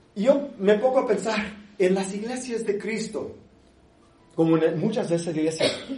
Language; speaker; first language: Spanish; early bilingual, other home language; English